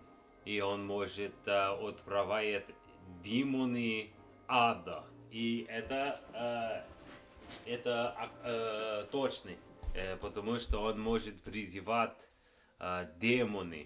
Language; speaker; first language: Russian; non-native, learner; English